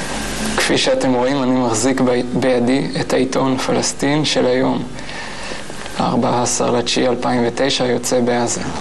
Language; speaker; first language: Hebrew; native; Hebrew